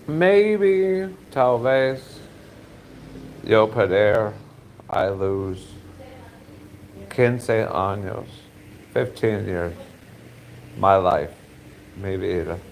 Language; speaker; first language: Spanish; non-native, learner; English